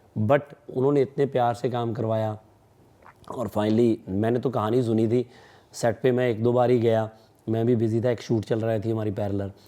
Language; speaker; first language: Hindi; non-native, local second language; Punjabi